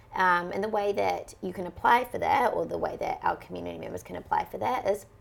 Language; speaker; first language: English; native; English